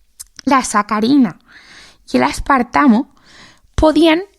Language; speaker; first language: Spanish; native; Spanish